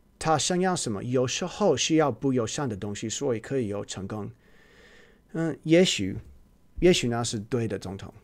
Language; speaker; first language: Chinese; non-native, learner; English